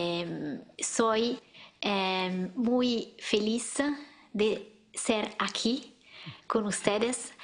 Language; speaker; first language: Spanish; non-native, fluent; Italian